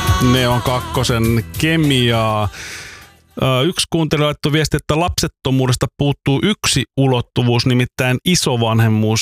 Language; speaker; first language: Finnish; native; Finnish